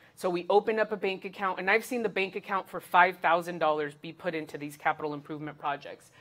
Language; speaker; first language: English; early bilingual, other home language; Spanish